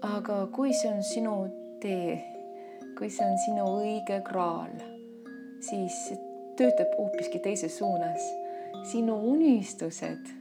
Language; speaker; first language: Estonian; non-native, local second language; Russian